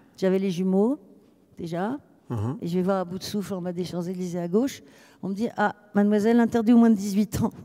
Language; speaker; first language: French; native; French